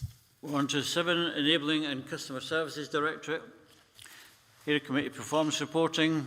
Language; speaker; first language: English; native; English